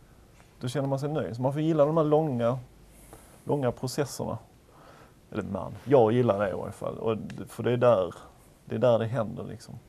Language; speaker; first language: Swedish; native; Swedish